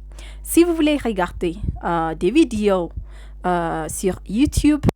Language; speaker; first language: French; non-native, fluent; Amharic